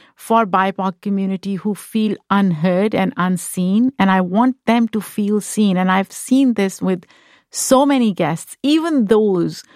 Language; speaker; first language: English; non-native, local second language; Urdu